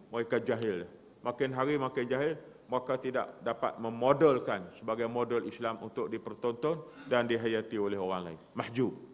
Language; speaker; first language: Malay; native; Malay